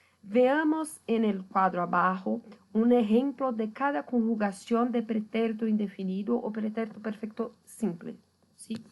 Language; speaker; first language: Spanish; non-native, fluent; Portuguese